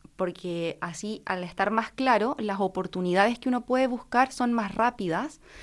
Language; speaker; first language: Spanish; native; Spanish